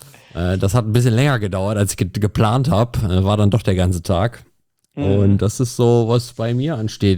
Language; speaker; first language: German; native; German